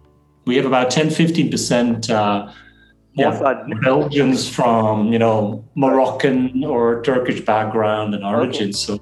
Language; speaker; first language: English; non-native, fluent; Dutch